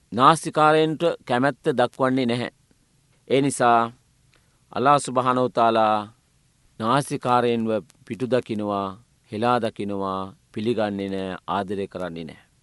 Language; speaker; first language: Sinhala; non-native, local second language; Tamil